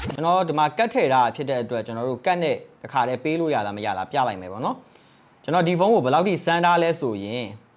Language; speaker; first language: Burmese; native; Burmese